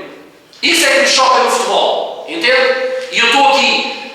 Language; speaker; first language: Portuguese; native; Portuguese